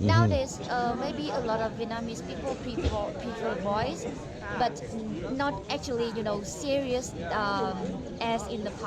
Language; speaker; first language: English; non-native, learner; Vietnamese